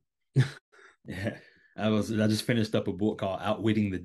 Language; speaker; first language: English; native; English